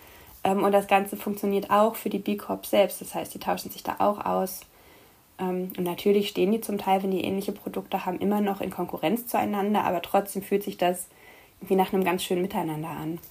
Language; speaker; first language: German; native; German